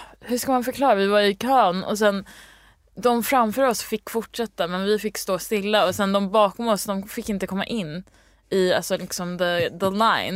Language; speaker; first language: Swedish; early bilingual, heritage; Swedish